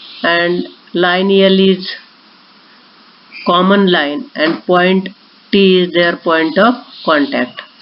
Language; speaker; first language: English; non-native, local second language; Marathi